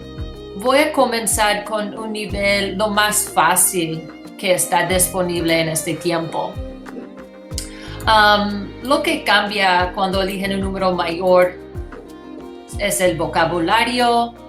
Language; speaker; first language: Spanish; non-native, fluent; English